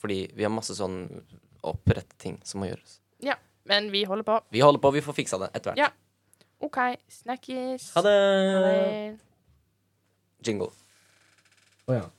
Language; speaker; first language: Norwegian; native; Norwegian